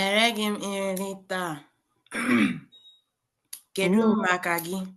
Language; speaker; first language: Igbo; non-native, learner; English